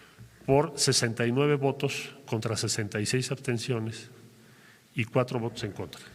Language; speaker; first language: Spanish; native; Spanish